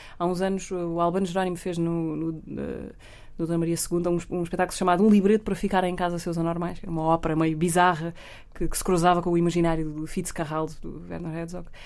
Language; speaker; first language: Portuguese; native; Portuguese